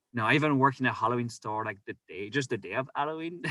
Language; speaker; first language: English; non-native, fluent; French